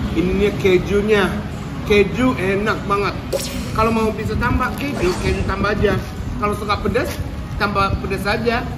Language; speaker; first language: Indonesian; non-native, fluent; Japanese